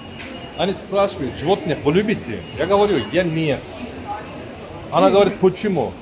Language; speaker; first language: Russian; non-native, learner; Turkish